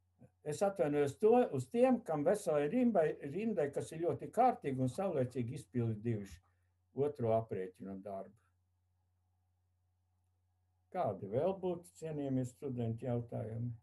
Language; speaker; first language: Latvian; native; Latvian